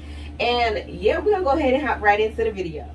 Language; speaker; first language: English; native; English